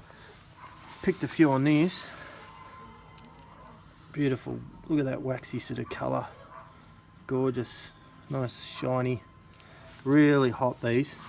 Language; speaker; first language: English; native; English